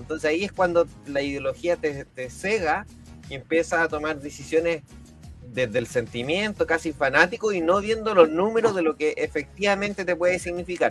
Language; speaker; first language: Spanish; native; Spanish